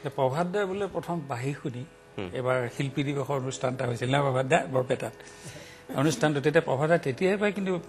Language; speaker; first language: Assamese; native; Assamese